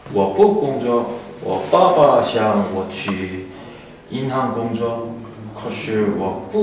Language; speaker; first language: Chinese; non-native, learner; Korean